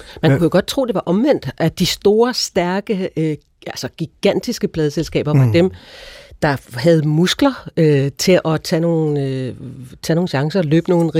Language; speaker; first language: Danish; native; Danish